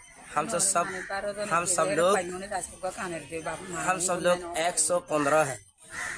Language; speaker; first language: Hindi; non-native, learner; Rohingya